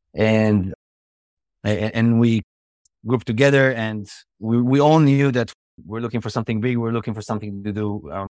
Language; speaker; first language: English; non-native, fluent; Hebrew